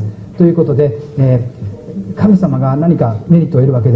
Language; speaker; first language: Japanese; native; Japanese